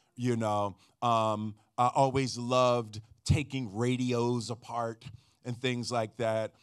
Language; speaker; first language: English; native; English